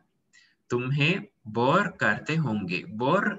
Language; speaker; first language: Hindi; non-native, fluent; Indonesian